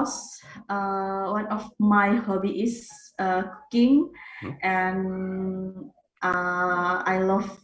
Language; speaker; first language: English; non-native, learner; Indonesian